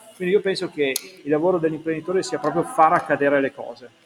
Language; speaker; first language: Italian; native; Italian